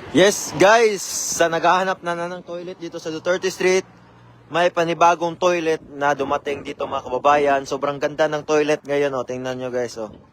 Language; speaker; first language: Filipino; non-native, local second language; Cebuano